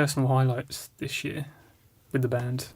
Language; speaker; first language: English; native; English